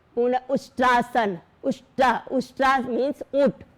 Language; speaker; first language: Hindi; non-native, local second language; Gujarati